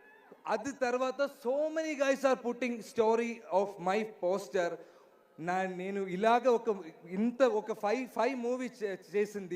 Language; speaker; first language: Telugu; non-native, learner; Malayalam